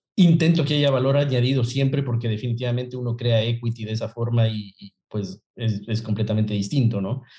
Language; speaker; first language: Spanish; native; Spanish